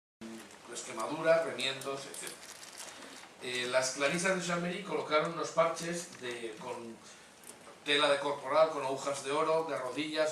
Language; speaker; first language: Spanish; native; Spanish